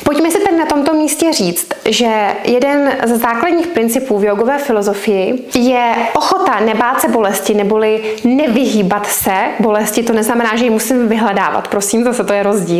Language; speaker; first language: Czech; native; Czech